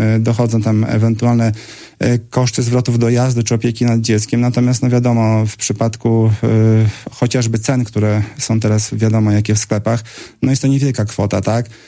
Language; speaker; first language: Polish; native; Polish